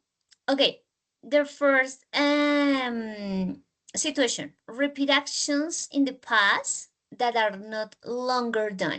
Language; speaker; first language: English; non-native, learner; Spanish